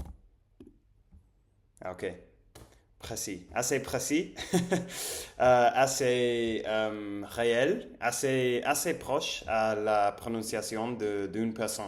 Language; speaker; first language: French; non-native, learner; English